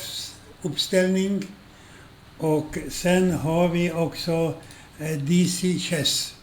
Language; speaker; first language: Swedish; non-native, fluent; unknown